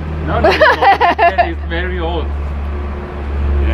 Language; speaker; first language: English; non-native, learner; Chinese